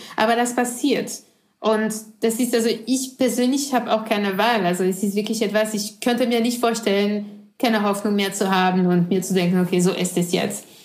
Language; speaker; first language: German; non-native, fluent; French